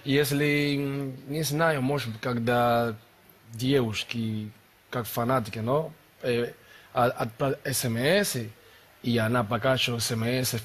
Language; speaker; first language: Russian; non-native, learner; Spanish